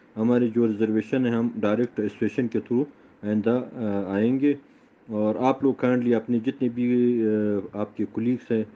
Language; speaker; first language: Urdu; non-native, local second language; Pashto